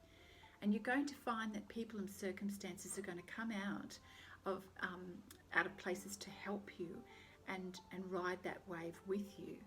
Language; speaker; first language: English; native; English